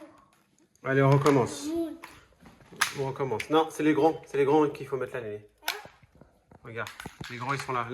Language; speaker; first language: French; native; French